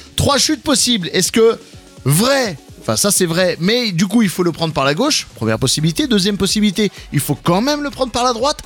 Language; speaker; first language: French; native; French